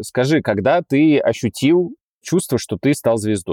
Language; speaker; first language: Russian; native; Russian